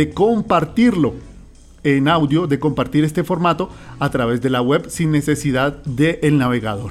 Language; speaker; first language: Spanish; native; Spanish